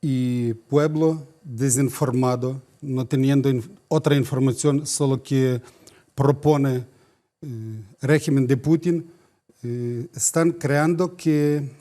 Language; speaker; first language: Spanish; non-native, fluent; Ukrainian